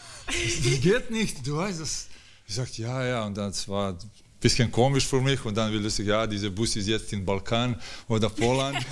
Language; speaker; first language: German; non-native, learner; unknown